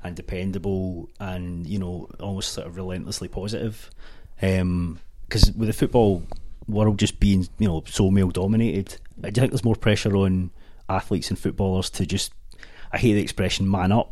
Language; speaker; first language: English; native; English